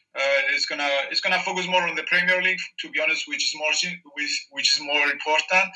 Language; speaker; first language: English; non-native, fluent; Greek